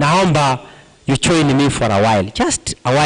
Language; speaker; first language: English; non-native, local second language; Gusii